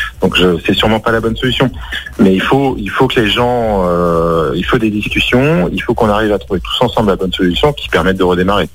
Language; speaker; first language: French; native; French